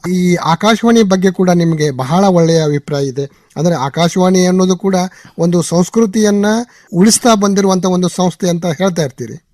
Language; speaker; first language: Kannada; native; Kannada